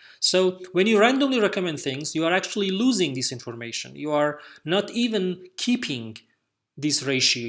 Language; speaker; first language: English; non-native, fluent; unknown